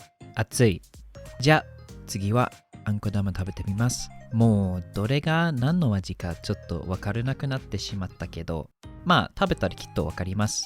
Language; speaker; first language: Japanese; non-native, fluent; English